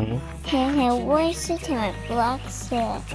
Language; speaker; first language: Cantonese; early bilingual, heritage; English